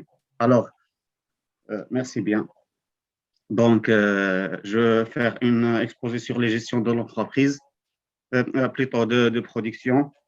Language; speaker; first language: French; non-native, local second language; Arabic